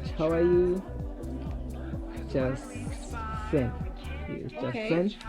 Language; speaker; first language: English; non-native, learner; Japanese